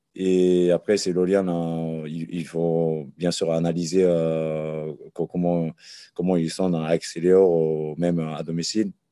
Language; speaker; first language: French; non-native, learner; Japanese